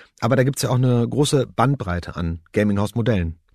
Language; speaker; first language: German; native; German